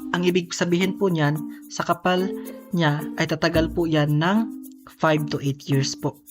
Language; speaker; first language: Filipino; non-native, local second language; Cebuano